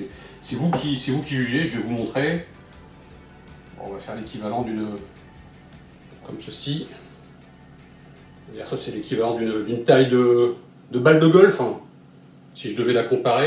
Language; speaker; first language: French; native; French